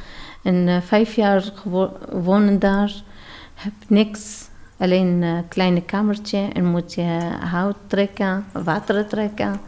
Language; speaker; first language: Dutch; non-native, learner; Arabic